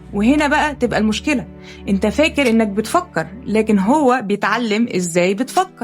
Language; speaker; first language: Arabic; native; Arabic